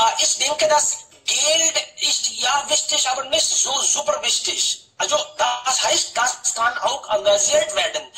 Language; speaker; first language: German; non-native, fluent; Hindi